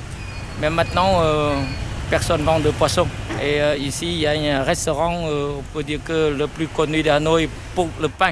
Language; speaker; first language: French; non-native, fluent; Vietnamese